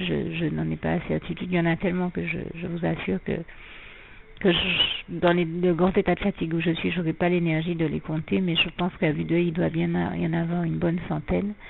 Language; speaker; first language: French; native; French